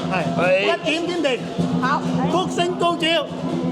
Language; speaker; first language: Chinese; native; Chinese